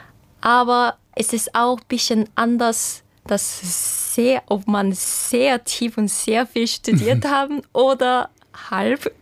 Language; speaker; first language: German; non-native, fluent; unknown